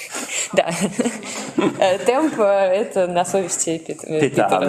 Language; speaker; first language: Russian; native; Russian